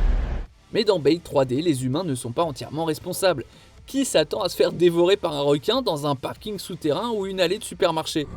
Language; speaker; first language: French; native; French